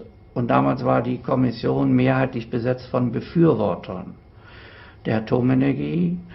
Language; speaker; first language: German; native; German